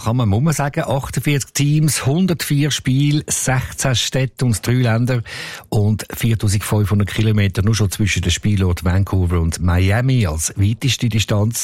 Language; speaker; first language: German; native; German